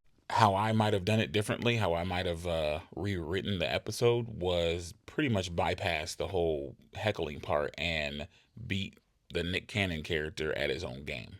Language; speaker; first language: English; native; English